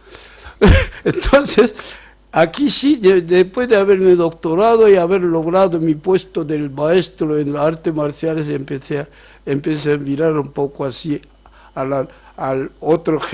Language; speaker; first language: Spanish; non-native, fluent; Korean